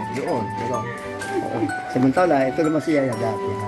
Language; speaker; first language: Filipino; native; Filipino